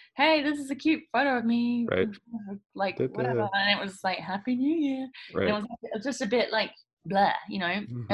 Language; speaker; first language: English; native; English